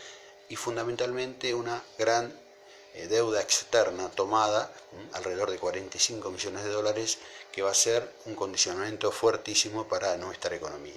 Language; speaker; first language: Spanish; native; Spanish